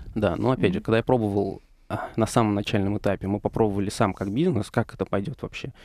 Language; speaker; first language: Russian; native; Russian